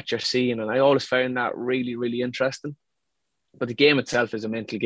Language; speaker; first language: English; native; English